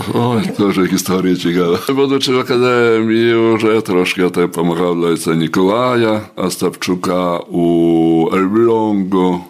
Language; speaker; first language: Ukrainian; native; Ukrainian